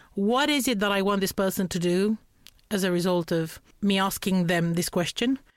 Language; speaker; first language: English; non-native, fluent; Romanian